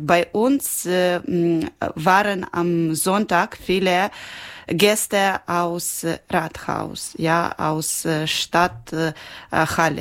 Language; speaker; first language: German; non-native, learner; Ukrainian